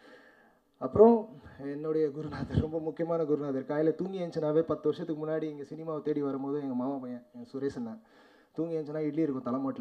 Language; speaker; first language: Tamil; native; Tamil